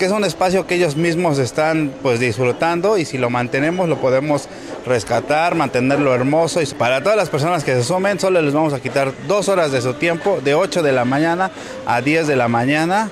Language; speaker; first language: Spanish; native; Spanish